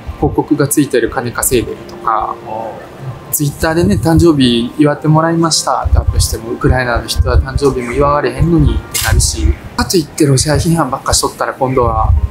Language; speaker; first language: Japanese; early bilingual, other home language; Russian